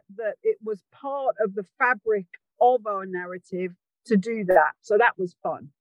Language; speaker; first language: English; native; English